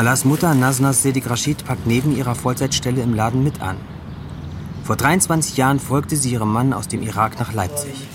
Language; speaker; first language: German; native; German